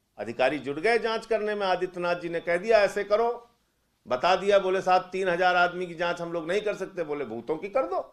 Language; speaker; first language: Hindi; native; Hindi